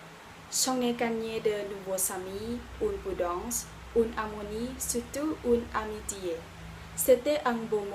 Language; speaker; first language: French; non-native, learner; Thai